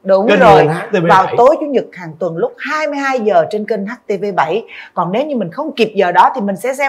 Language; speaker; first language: Vietnamese; native; Vietnamese